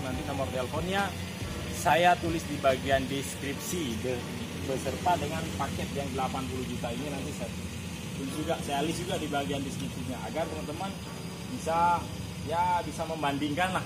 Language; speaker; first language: Indonesian; native; Indonesian